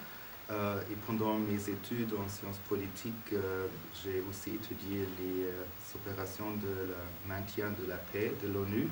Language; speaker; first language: French; non-native, fluent; German